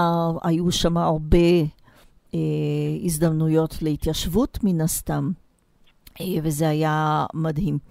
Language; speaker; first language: Hebrew; non-native, fluent; Portuguese